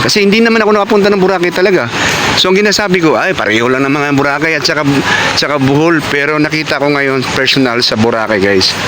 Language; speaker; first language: Filipino; non-native, local second language; Cebuano